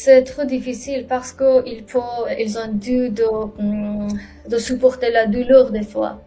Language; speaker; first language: French; non-native, learner; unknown